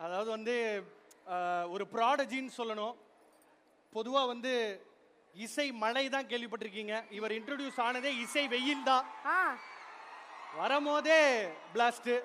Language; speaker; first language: Tamil; native; Tamil